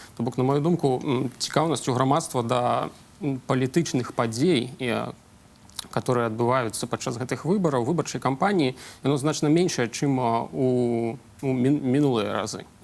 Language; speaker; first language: Belarusian; non-native, local second language; Russian